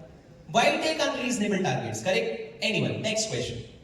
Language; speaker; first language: English; non-native, local second language; Hindi